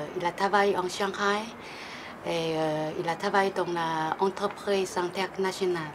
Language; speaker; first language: French; non-native, learner; Chinese